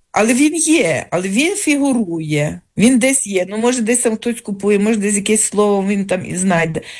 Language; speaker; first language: Ukrainian; native; Ukrainian